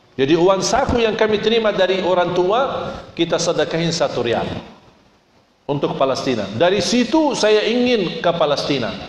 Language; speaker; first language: Indonesian; non-native, fluent; Arabic